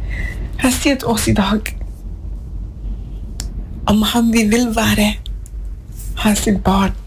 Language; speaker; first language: Swedish; non-native, learner; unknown